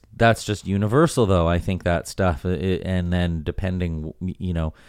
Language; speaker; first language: English; native; English